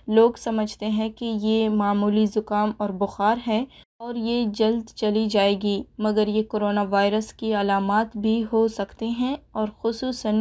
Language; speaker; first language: Urdu; non-native, local second language; Baluchi